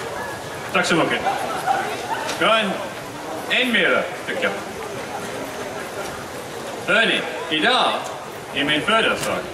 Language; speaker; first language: Swedish; non-native, learner; English